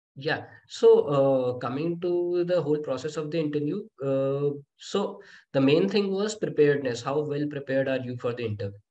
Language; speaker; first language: English; non-native, local second language; Hindi